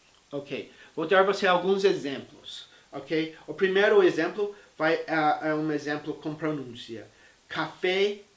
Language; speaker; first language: Portuguese; non-native, fluent; English